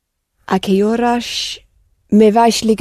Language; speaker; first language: Portuguese; non-native, learner; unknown